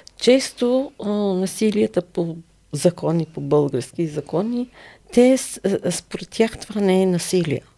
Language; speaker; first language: Bulgarian; non-native, fluent; Arabic